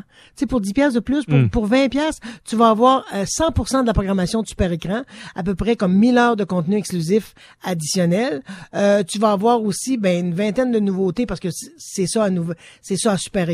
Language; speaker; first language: French; native; French